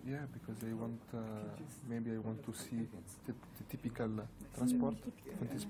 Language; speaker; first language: English; non-native, learner; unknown